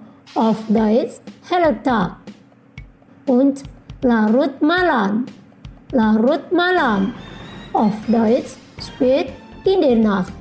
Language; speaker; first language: German; non-native, fluent; Indonesian